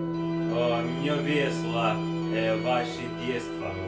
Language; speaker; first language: Russian; non-native, learner; English